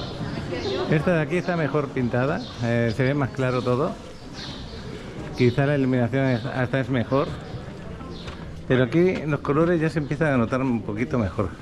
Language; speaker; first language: Spanish; native; Spanish